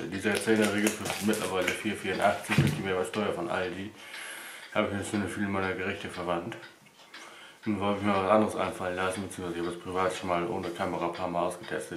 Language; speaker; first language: German; native; German